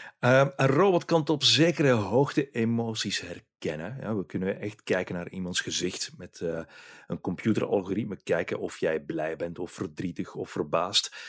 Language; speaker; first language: Dutch; native; Dutch